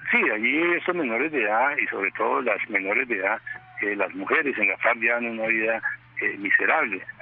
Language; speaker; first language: Spanish; native; Spanish